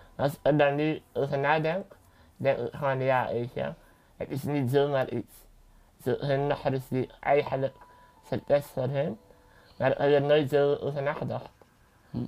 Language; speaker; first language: Dutch; early bilingual, other home language; Arabic